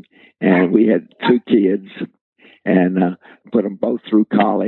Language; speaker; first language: English; native; English